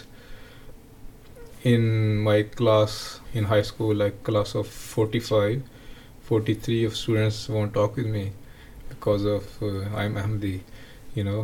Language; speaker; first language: English; non-native, local second language; Punjabi